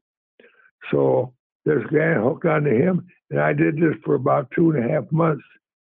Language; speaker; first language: English; native; English